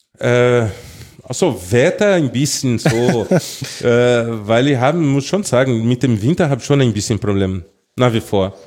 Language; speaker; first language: German; non-native, fluent; Portuguese